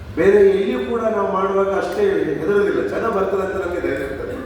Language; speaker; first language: Kannada; non-native, local second language; Tulu